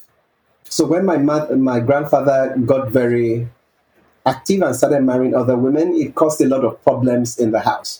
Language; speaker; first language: English; non-native, local second language; Yoruba